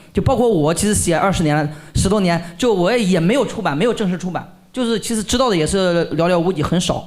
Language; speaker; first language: Chinese; native; Chinese